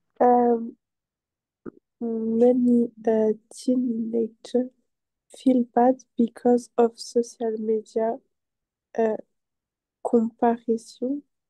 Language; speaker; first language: English; non-native, learner; French